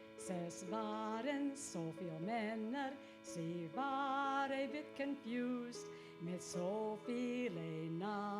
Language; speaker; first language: German; early bilingual, heritage; English